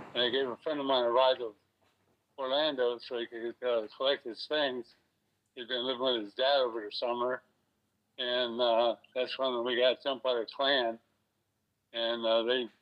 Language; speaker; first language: English; native; English